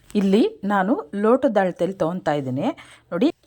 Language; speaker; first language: Kannada; native; Kannada